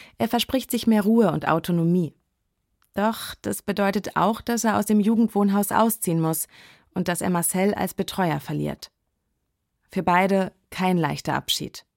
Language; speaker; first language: German; native; German